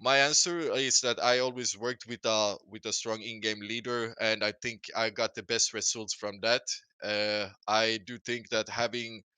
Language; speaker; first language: English; non-native, fluent; Swedish